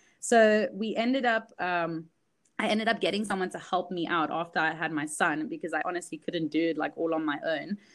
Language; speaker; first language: English; early bilingual, other home language; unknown